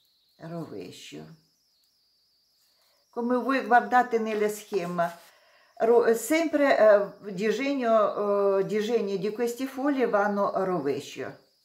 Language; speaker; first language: Italian; non-native, learner; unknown